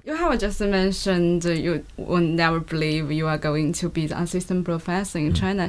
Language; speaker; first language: English; non-native, fluent; Chinese